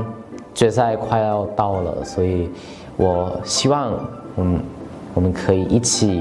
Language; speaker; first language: Chinese; non-native, learner; Thai